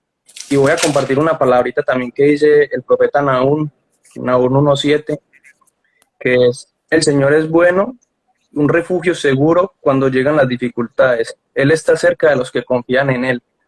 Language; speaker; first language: Spanish; native; Spanish